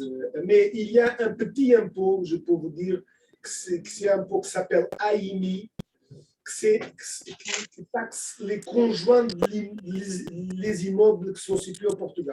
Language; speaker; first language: French; non-native, fluent; Portuguese